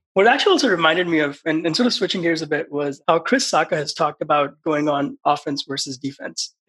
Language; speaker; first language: English; non-native, local second language; Hindi